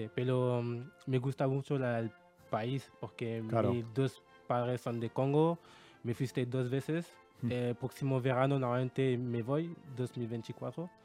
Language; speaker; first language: Spanish; non-native, learner; French